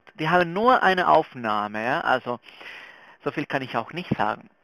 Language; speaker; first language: German; non-native, fluent; Spanish